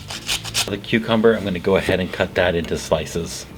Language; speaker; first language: English; native; English